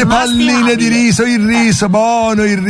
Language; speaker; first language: Italian; native; Italian